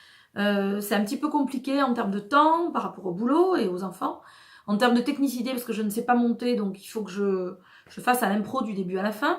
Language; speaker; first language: French; native; French